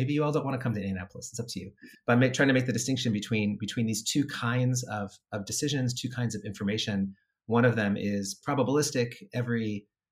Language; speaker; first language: English; native; English